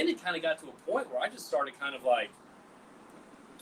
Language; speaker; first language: English; native; English